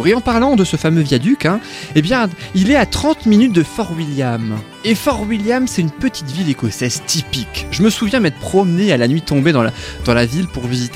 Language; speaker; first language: French; native; French